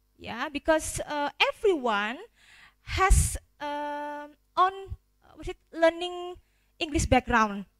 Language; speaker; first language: English; non-native, fluent; Indonesian